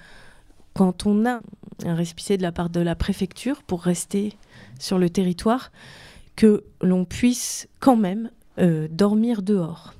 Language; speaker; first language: French; native; French